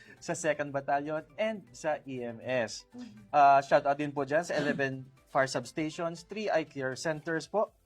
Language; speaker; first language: Filipino; non-native, local second language; Hiligaynon